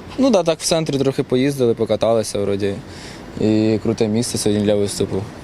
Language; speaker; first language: Ukrainian; non-native, local second language; Russian